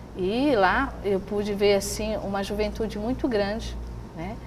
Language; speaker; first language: Portuguese; native; Portuguese